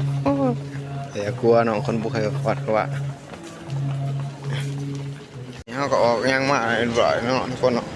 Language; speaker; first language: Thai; non-native, local second language; Lao